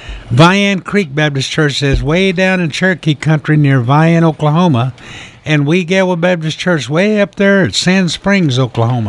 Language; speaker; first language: English; native; English